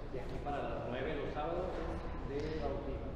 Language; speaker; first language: Spanish; native; Spanish